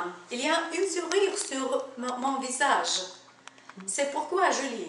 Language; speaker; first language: French; non-native, learner; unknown